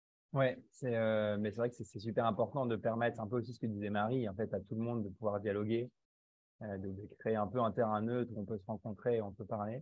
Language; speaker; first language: French; native; French